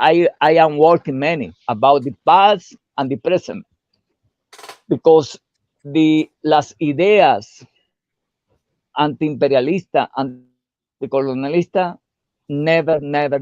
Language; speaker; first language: English; non-native, learner; Portuguese